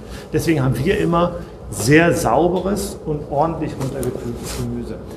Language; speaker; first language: German; native; German